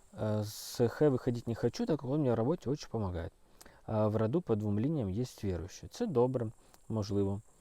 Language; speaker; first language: Ukrainian; non-native, local second language; Russian